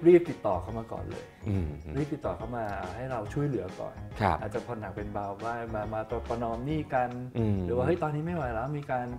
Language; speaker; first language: Thai; native; Thai